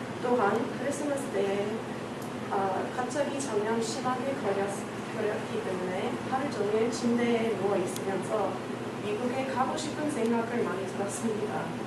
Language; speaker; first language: Korean; non-native, fluent; English